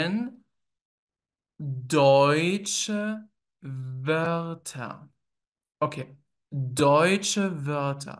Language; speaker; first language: German; native; German